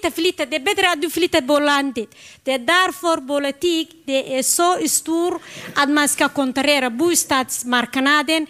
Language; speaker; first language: Swedish; non-native, learner; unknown